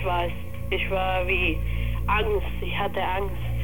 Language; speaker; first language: German; non-native, learner; Spanish